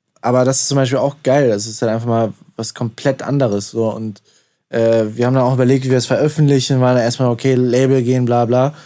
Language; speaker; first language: German; native; German